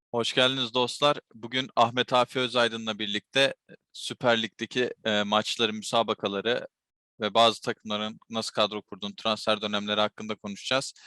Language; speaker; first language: Turkish; native; Turkish